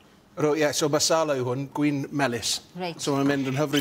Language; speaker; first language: Welsh; native; Welsh